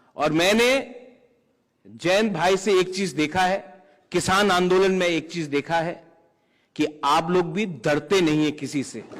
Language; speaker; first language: Hindi; non-native, local second language; Kok Borok